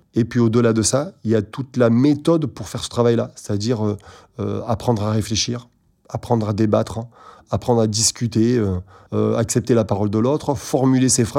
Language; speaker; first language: French; native; French